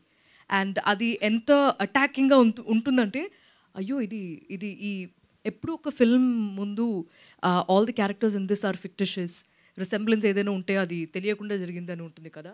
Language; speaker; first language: Telugu; non-native, local second language; Malayalam